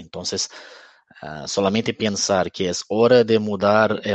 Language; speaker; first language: Spanish; non-native, fluent; Portuguese